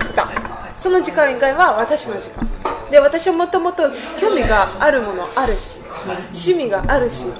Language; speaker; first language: Japanese; non-native, fluent; Russian